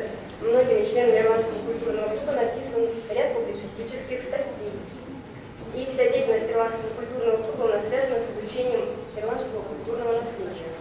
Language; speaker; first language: Russian; native; Russian